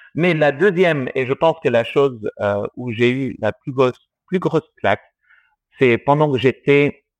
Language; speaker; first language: French; early bilingual, heritage; English